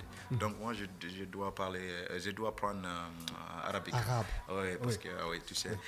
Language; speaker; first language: French; non-native, fluent; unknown